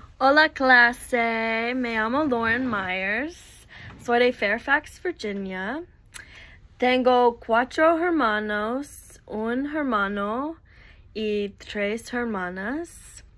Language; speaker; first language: Spanish; non-native, learner; English